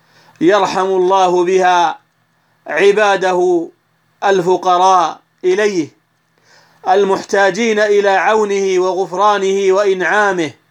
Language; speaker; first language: Arabic; native; Arabic